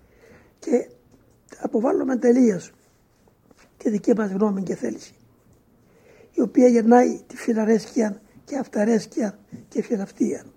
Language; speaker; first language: Greek; native; Greek